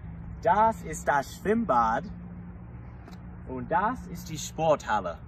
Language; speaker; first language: German; non-native, learner; English